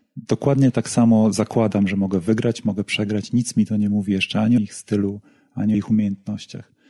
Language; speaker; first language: Polish; native; Polish